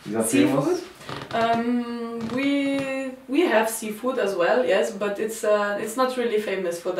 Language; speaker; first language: English; non-native, learner; Slovenian